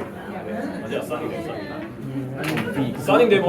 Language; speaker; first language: Japanese; non-native, fluent; English